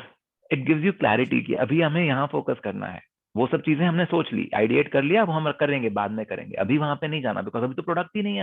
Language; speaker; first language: Hindi; native; Hindi